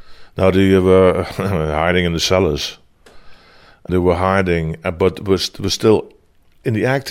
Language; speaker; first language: English; non-native, fluent; Dutch